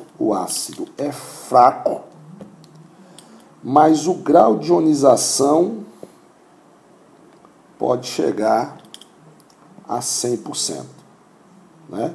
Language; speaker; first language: Portuguese; native; Portuguese